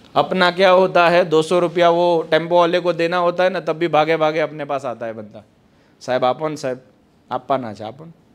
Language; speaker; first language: Hindi; non-native, local second language; Gujarati